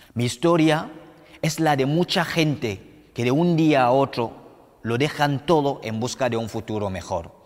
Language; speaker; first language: Spanish; non-native, fluent; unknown